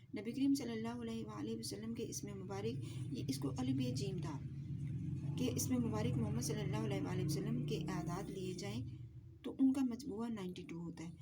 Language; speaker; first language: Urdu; native; Urdu